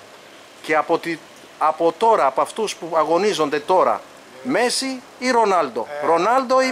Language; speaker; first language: Greek; native; Greek